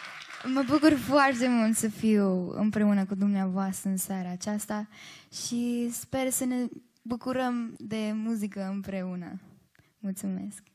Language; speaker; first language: Romanian; early bilingual, heritage; Romanian